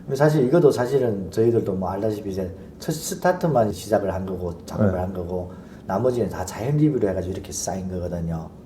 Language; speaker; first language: Korean; early bilingual, heritage; Korean